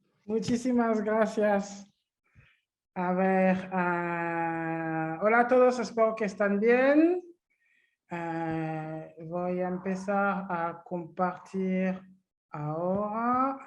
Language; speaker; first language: Spanish; non-native, fluent; French